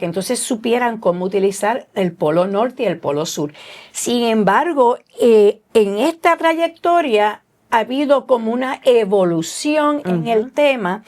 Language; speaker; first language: Spanish; native; Spanish